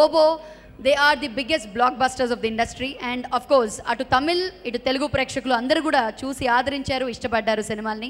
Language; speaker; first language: Telugu; native; Telugu